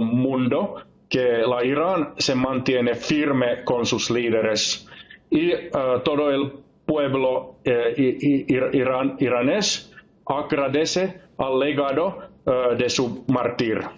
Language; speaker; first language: Spanish; non-native, fluent; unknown